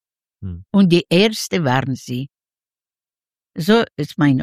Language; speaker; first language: German; non-native, learner; Yiddish